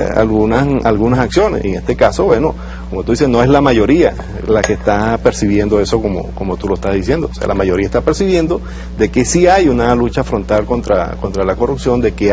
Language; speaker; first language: Spanish; native; Spanish